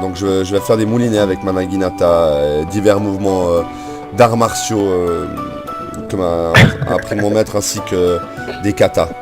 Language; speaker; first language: French; native; French